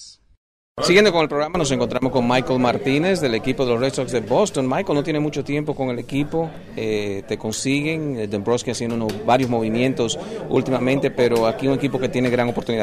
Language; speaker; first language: Spanish; native; Spanish